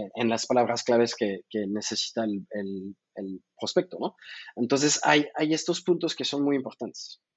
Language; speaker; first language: Spanish; non-native, fluent; French